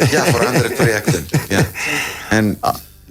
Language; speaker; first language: Dutch; non-native, fluent; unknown